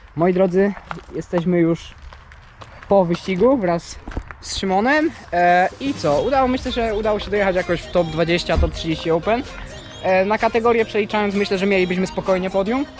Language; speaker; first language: Polish; native; Polish